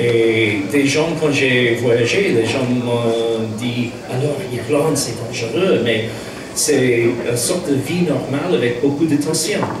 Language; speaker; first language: French; non-native, fluent; English